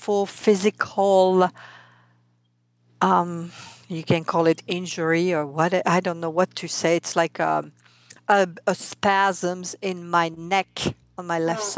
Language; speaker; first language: English; non-native, fluent; French